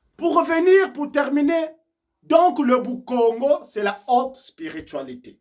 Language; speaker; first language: French; non-native, local second language; Kongo